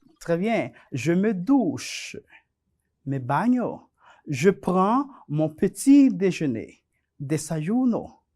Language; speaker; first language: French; non-native, fluent; Spanish